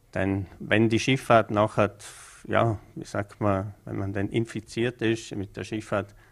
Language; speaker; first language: German; native; German